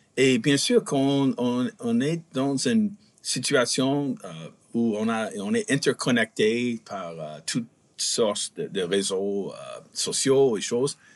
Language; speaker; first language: French; non-native, fluent; English